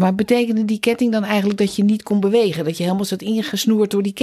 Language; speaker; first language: Dutch; native; Dutch